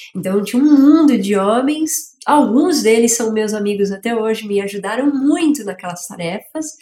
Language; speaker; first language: Portuguese; native; Portuguese